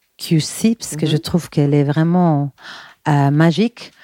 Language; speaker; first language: French; non-native, fluent; Spanish